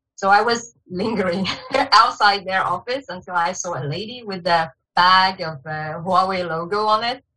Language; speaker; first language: English; non-native, fluent; Chinese